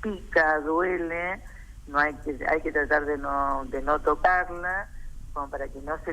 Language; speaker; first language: Spanish; native; Spanish